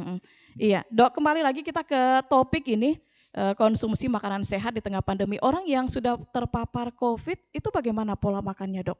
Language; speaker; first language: Indonesian; native; Indonesian